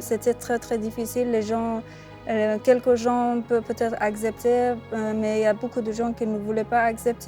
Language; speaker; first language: French; non-native, learner; Persian